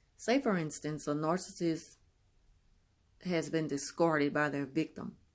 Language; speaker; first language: English; native; English